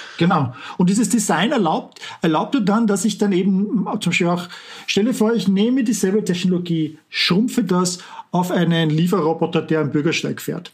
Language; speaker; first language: German; native; German